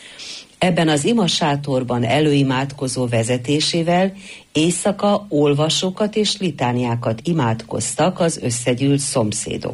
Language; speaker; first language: Hungarian; native; Hungarian